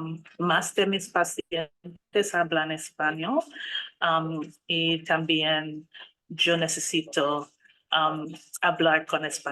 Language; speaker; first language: Spanish; non-native, learner; English